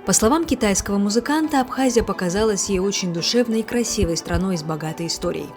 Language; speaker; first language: Russian; native; Russian